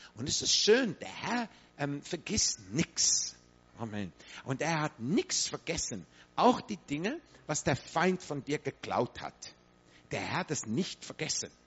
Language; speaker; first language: German; non-native, fluent; English